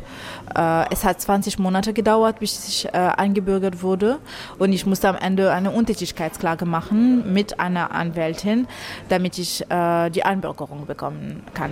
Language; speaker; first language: German; non-native, fluent; Arabic